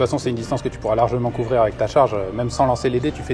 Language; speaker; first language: French; native; French